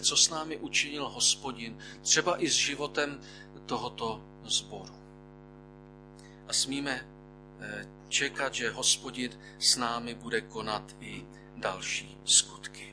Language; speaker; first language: Czech; native; Czech